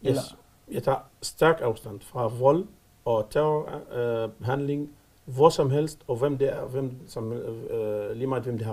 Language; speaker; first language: Danish; non-native, fluent; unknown